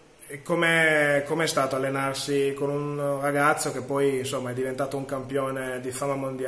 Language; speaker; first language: Italian; native; Italian